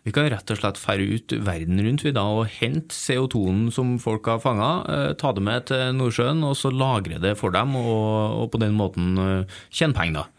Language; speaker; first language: Norwegian; native; Norwegian